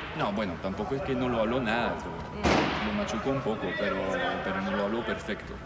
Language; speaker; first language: Spanish; non-native, fluent; French